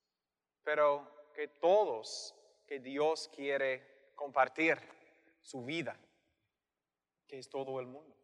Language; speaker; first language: Spanish; non-native, fluent; English